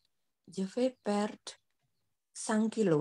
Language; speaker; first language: French; non-native, learner; Indonesian